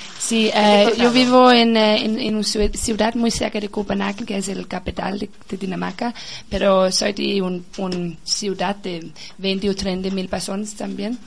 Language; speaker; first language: Spanish; non-native, learner; Danish